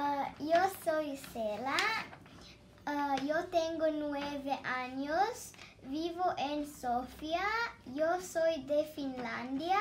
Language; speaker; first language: Spanish; non-native, learner; Finnish